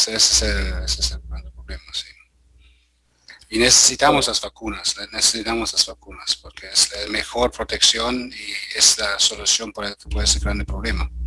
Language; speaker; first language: Spanish; non-native, fluent; German